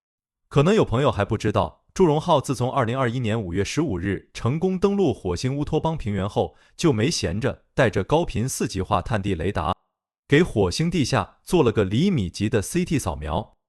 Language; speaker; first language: Chinese; native; Chinese